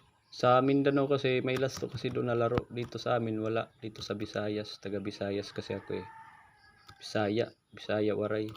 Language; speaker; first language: Filipino; non-native, local second language; Waray